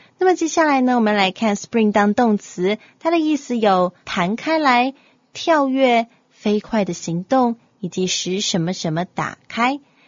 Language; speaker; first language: Chinese; native; Chinese